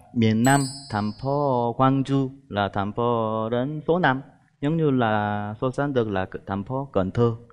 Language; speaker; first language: Vietnamese; non-native, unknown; Korean